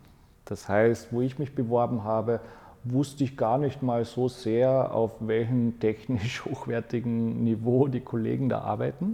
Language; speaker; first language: German; native; German